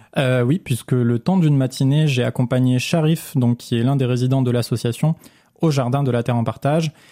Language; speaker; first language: French; native; French